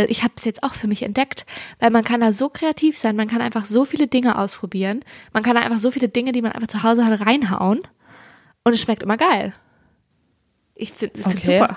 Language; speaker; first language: German; native; German